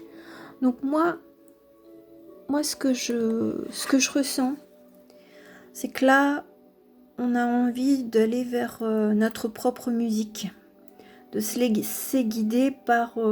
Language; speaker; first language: French; native; French